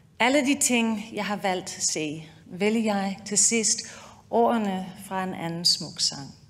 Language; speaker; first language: Danish; non-native, fluent; English